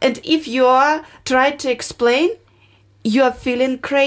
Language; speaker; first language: English; non-native, learner; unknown